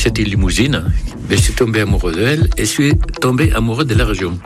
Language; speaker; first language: French; native; French